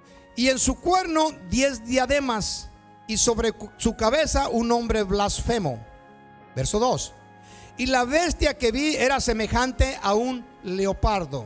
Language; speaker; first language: Spanish; native; Spanish